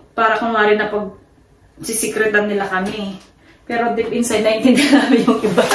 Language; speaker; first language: Filipino; native; Filipino